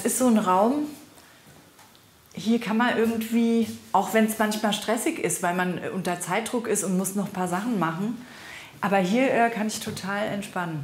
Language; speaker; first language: German; native; German